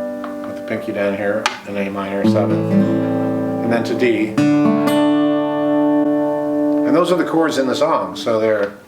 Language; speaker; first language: English; native; English